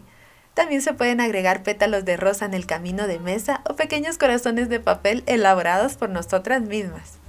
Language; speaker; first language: Spanish; native; Spanish